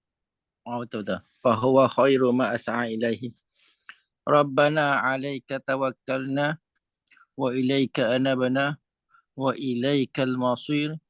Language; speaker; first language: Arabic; non-native, fluent; Malay